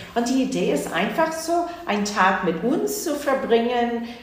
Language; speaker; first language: German; non-native, fluent; English